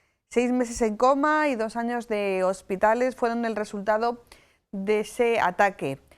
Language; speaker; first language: Spanish; native; Spanish